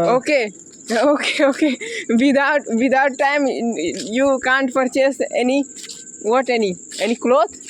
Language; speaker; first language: English; non-native, learner; Hindi